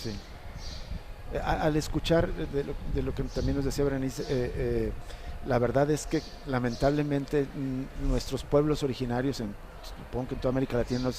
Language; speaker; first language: Spanish; native; Spanish